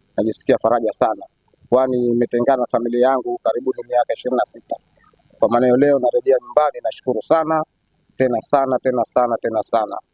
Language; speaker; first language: Swahili; native; Swahili